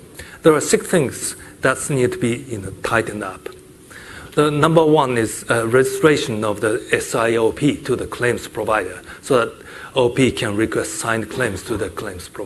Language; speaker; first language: English; non-native, fluent; Japanese